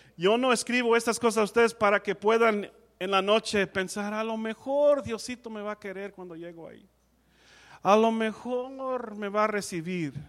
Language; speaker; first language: Spanish; non-native, fluent; English